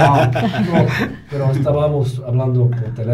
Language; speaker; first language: Spanish; non-native, learner; English